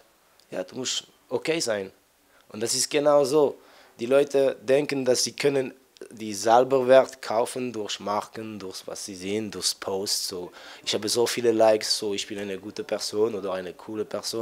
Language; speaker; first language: German; non-native, fluent; French